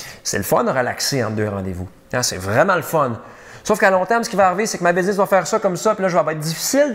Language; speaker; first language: French; native; French